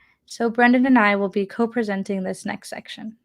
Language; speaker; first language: English; native; English